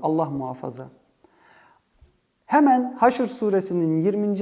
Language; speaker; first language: Turkish; early bilingual, heritage; Turkish